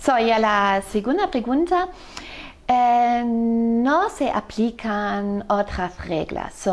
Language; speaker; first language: Spanish; non-native, fluent; German